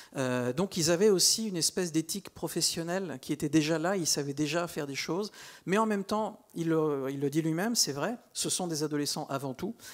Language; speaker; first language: French; native; French